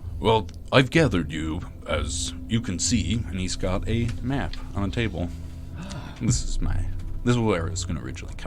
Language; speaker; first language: English; native; English